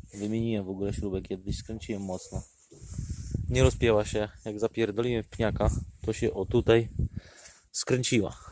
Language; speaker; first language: Polish; native; Polish